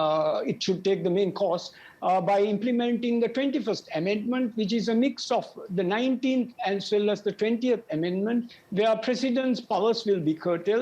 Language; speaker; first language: English; non-native, local second language; Sinhala